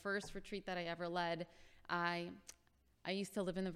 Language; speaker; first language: English; native; English